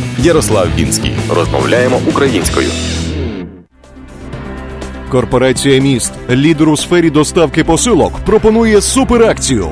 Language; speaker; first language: Ukrainian; native; Ukrainian